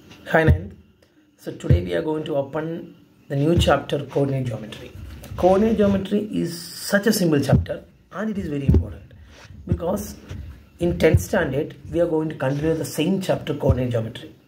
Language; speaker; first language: English; non-native, local second language; Malayalam